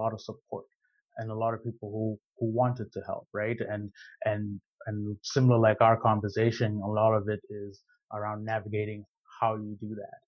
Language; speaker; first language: English; non-native, local second language; Shona